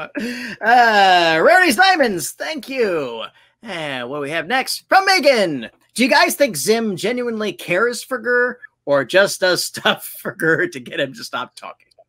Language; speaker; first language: English; native; English